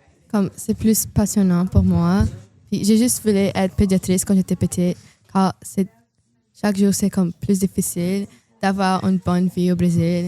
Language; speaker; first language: French; non-native, learner; Portuguese